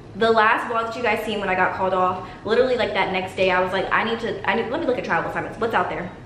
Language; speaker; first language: English; native; English